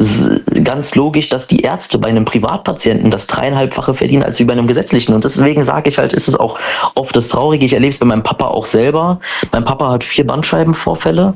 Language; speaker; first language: German; native; German